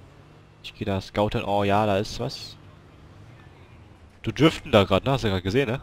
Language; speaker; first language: German; native; German